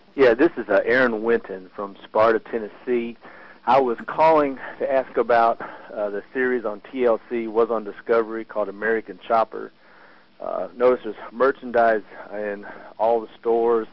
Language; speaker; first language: English; early bilingual, other home language; Italian